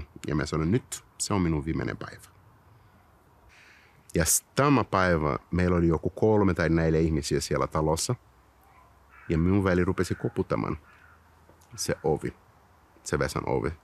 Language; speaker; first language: Finnish; non-native, fluent; Portuguese